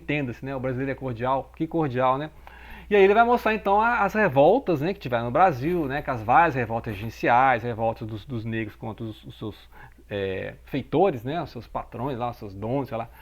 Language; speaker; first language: Portuguese; native; Portuguese